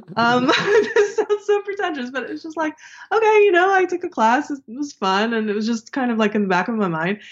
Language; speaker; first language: English; early bilingual, other home language; Hebrew